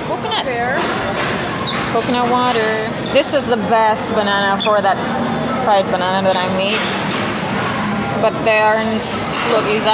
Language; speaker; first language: English; non-native, learner; Indonesian